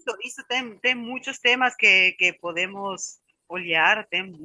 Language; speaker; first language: Portuguese; non-native, learner; Spanish